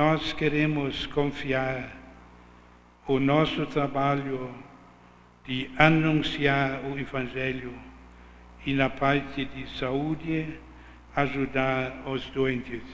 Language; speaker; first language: Portuguese; non-native, fluent; German